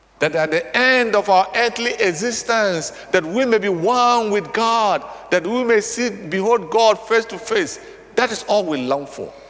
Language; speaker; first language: English; non-native, local second language; Igbo